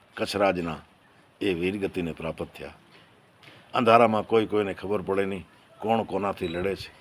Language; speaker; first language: Gujarati; native; Gujarati